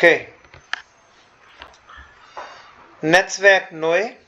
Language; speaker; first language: German; non-native, fluent; Hindi